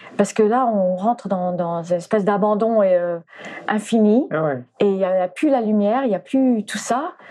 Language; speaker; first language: French; early bilingual, other home language; English